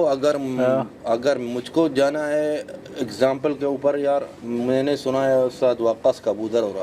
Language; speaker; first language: Hindi; non-native, learner; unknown